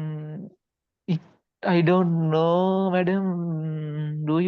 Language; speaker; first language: English; non-native, learner; Sinhala